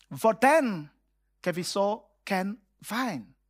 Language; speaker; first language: Danish; non-native, fluent; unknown